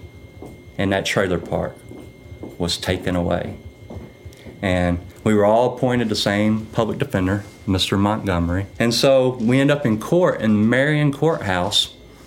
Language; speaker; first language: English; native; English